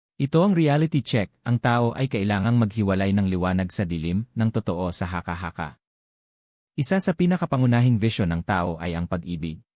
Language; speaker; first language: Filipino; native; Filipino